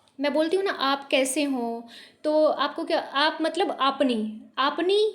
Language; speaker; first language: Hindi; native; Hindi